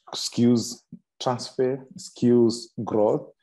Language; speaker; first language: English; non-native, local second language; Shona